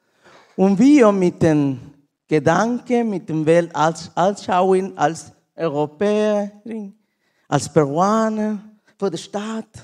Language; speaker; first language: German; non-native, learner; Spanish